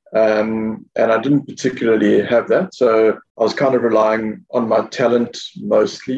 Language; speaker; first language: English; native; English